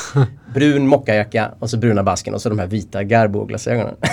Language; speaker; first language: Swedish; native; Swedish